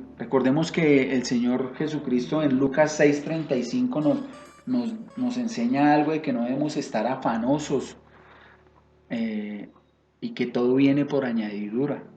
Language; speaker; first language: Spanish; native; Spanish